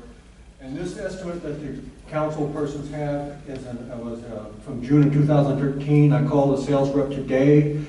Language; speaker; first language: English; native; English